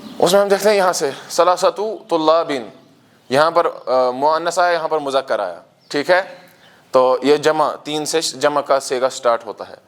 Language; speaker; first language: Urdu; non-native, local second language; Kashmiri